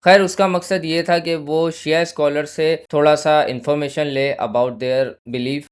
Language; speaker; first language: Urdu; native; Urdu